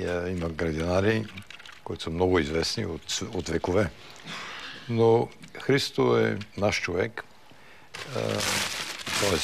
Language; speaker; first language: Bulgarian; early bilingual, heritage; Bulgarian